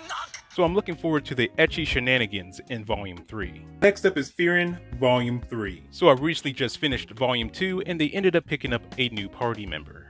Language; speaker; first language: English; native; English